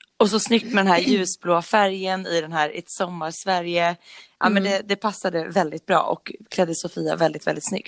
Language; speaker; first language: Swedish; native; Swedish